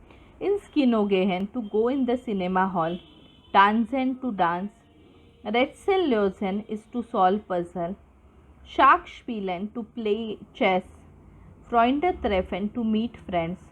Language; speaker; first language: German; non-native, fluent; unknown